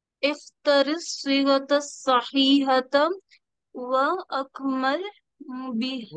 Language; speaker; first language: Arabic; non-native, learner; Urdu